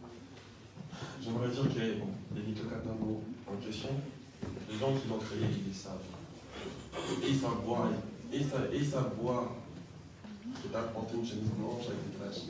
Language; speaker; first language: French; non-native, local second language; Lingala